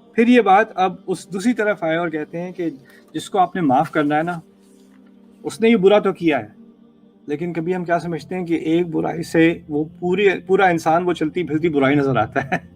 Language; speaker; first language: Urdu; early bilingual, heritage; Urdu